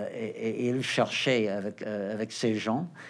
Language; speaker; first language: French; non-native, fluent; Portuguese